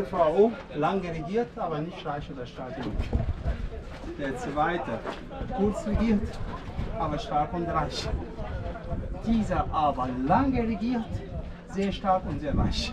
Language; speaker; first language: German; non-native, fluent; Arabic